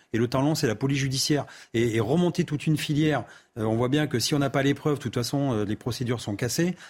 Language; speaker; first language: French; native; French